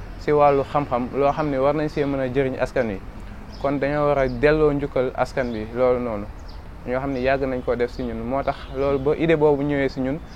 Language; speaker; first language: Wolof; native; Wolof